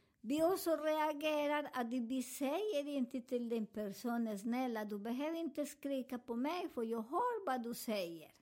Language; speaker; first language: Swedish; non-native, fluent; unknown